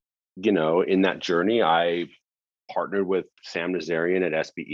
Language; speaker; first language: English; native; English